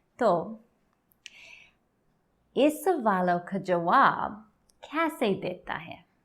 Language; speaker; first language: Hindi; non-native, learner; English